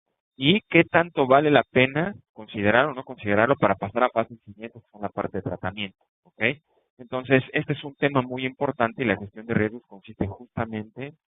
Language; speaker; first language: Spanish; native; Spanish